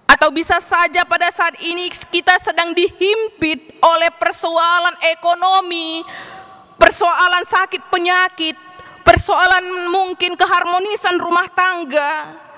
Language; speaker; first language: Indonesian; native; Indonesian